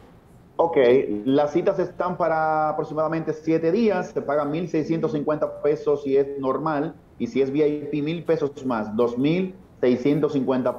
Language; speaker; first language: Spanish; native; Spanish